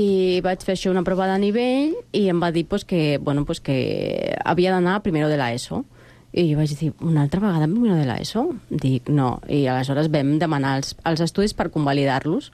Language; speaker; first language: Catalan; non-native, fluent; Spanish